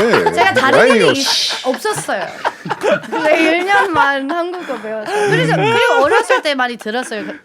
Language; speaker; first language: Korean; early bilingual, heritage; English